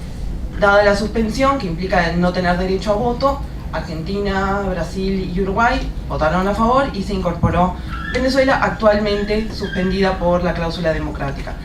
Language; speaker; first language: Spanish; native; Spanish